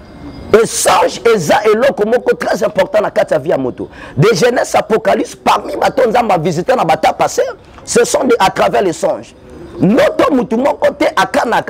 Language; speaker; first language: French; non-native, local second language; Lingala